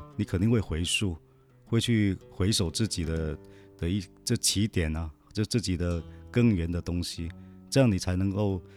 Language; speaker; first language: Chinese; non-native, local second language; Min Nan Chinese